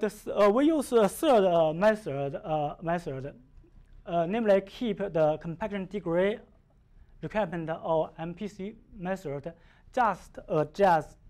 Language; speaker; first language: English; non-native, learner; Chinese